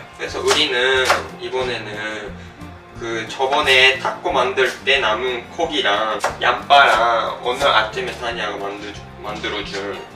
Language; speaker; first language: Korean; non-native, fluent; Japanese